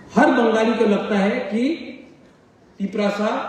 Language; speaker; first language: Hindi; non-native, local second language; Bangla